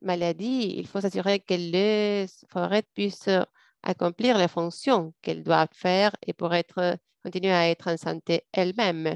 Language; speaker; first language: French; non-native, fluent; English